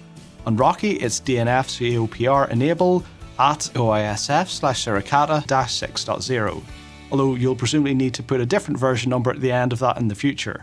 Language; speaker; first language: English; native; English